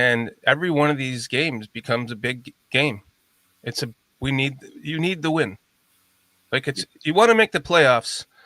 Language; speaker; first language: English; native; English